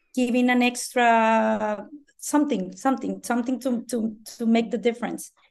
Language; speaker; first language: English; non-native, fluent; Spanish